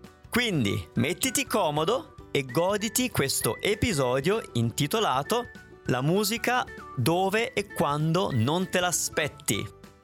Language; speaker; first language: Italian; native; Italian